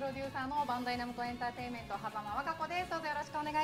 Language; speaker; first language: Japanese; native; Japanese